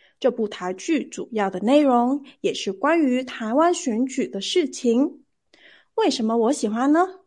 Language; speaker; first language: Chinese; non-native, learner; Vietnamese